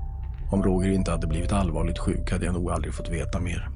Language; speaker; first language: Swedish; native; Swedish